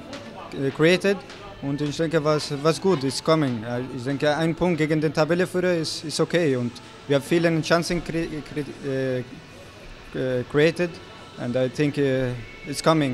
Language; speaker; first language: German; non-native, learner; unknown